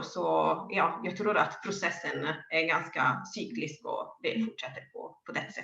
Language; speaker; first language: Swedish; non-native, fluent; Italian